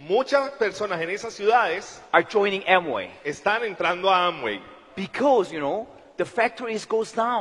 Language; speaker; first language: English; non-native, learner; Korean